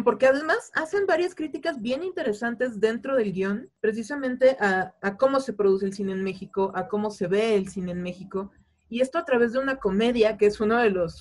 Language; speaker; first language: Spanish; native; Spanish